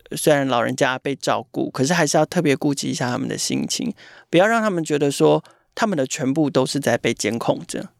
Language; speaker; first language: Chinese; native; Chinese